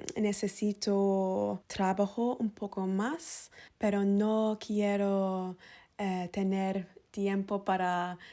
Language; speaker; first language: Spanish; non-native, learner; English